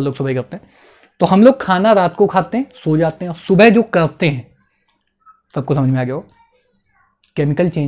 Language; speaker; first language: Hindi; native; Hindi